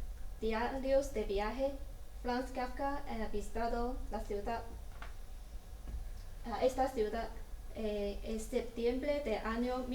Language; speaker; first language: Spanish; non-native, learner; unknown